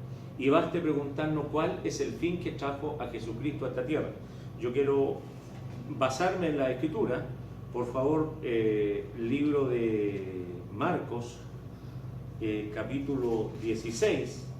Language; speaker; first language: Spanish; native; Spanish